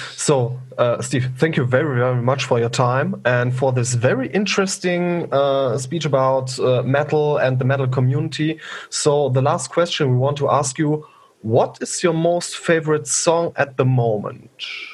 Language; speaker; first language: English; non-native, fluent; German